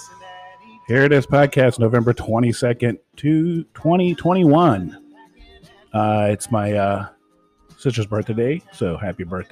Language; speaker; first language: English; native; English